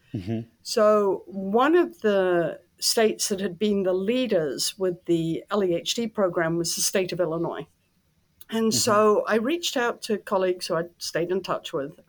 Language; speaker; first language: English; native; English